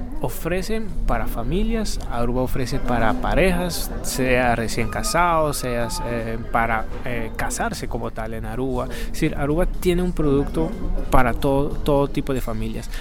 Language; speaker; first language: Spanish; non-native, fluent; Papiamento